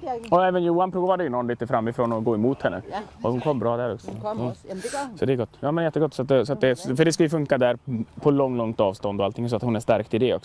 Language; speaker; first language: Swedish; native; Swedish